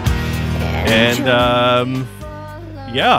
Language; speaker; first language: English; native; English